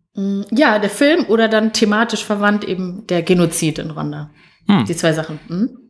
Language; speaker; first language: German; early bilingual, other home language; Kinyarwanda